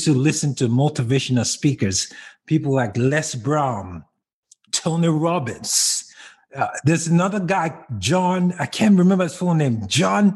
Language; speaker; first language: English; non-native, local second language; Yoruba